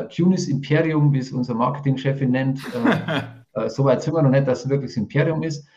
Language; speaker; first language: German; native; German